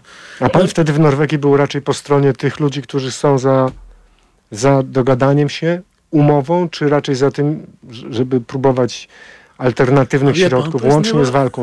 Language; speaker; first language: Polish; native; Polish